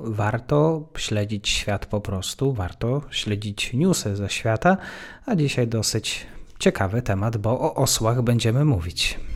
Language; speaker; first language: Polish; native; Polish